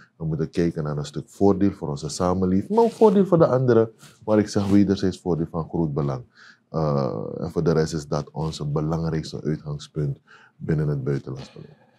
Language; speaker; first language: Dutch; native; Dutch